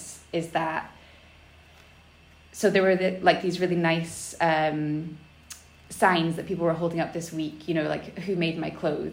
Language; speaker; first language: English; native; English